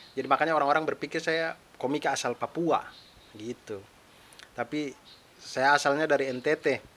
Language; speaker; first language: Indonesian; non-native, local second language; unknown